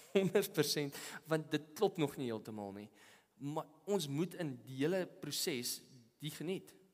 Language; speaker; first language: Afrikaans; native; Afrikaans